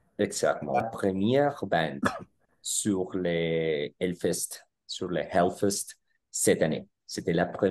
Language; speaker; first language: French; non-native, learner; Spanish